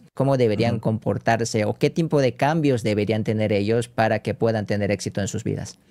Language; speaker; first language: Spanish; non-native, fluent; Korean